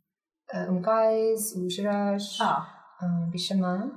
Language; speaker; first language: Arabic; non-native, learner; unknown